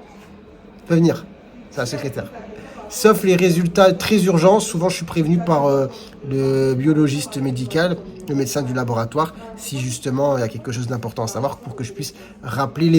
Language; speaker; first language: French; native; French